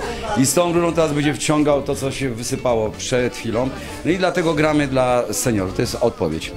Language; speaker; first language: Polish; native; Polish